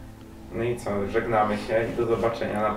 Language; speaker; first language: Polish; native; Polish